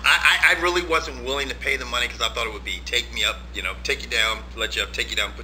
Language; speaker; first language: English; native; English